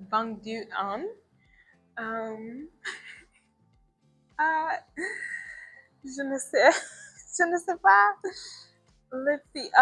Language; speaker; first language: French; non-native, learner; English